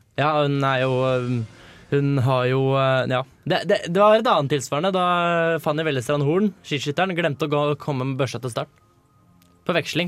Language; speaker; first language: Norwegian; native; Norwegian